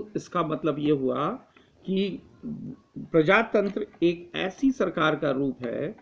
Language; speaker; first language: Hindi; native; Hindi